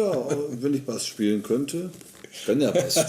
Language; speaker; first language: German; native; German